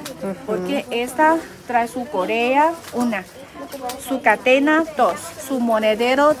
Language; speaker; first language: Spanish; non-native, learner; Chinese